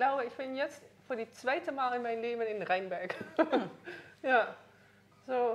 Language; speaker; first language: German; non-native, learner; Dutch